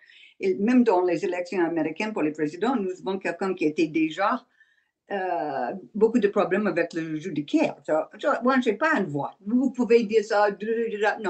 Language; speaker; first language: French; non-native, learner; English